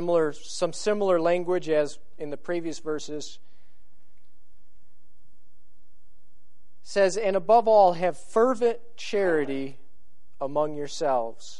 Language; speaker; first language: English; native; English